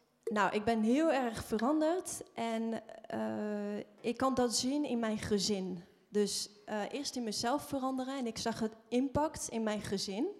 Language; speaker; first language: Dutch; non-native, fluent; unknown